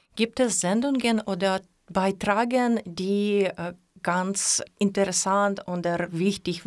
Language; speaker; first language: German; non-native, learner; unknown